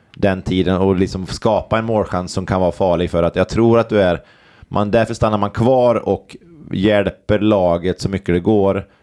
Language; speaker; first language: Swedish; native; Swedish